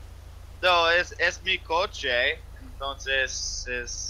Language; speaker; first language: Spanish; non-native, learner; English